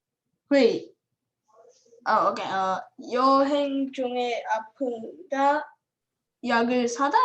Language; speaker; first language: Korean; non-native, learner; English